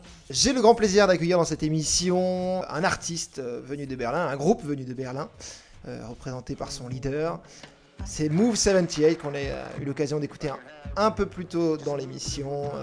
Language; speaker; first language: French; native; French